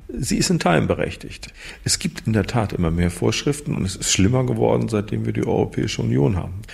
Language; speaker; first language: German; native; German